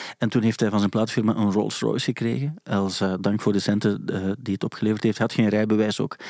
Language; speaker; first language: Dutch; native; Dutch